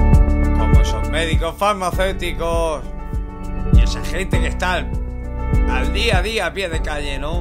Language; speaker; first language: Spanish; native; Spanish